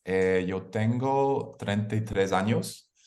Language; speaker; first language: Spanish; non-native, learner; English